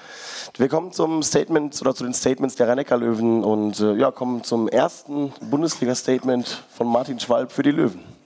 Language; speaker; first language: German; native; German